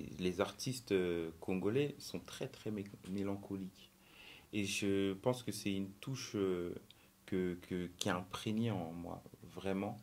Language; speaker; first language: French; early bilingual, other home language; Lingala